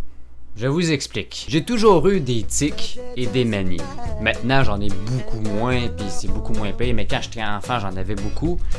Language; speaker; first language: French; native; French